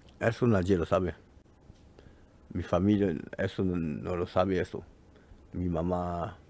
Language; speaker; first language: Spanish; non-native, learner; French